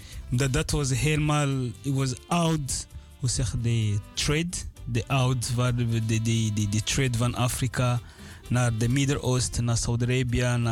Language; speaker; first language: Dutch; non-native, learner; Swahili